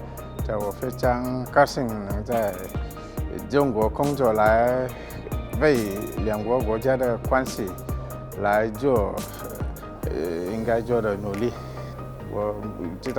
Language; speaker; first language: Chinese; non-native, fluent; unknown